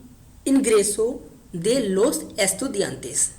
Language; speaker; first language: Spanish; non-native, fluent; Hindi